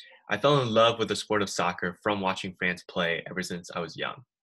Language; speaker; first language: English; native; English